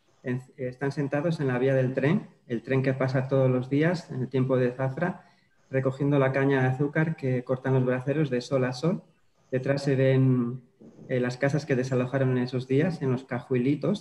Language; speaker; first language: Spanish; native; Spanish